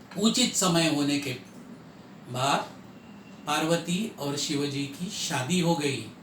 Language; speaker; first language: Hindi; non-native, local second language; Marathi